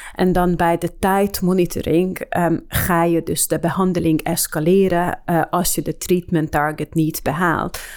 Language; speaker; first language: Dutch; non-native, fluent; Hungarian